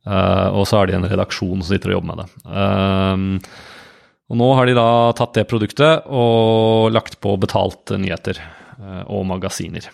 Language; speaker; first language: Norwegian; native; Norwegian